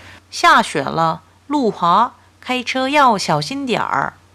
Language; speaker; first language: Chinese; non-native, fluent; Korean